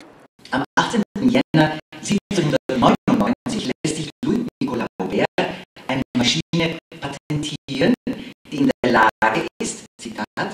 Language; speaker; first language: German; native; German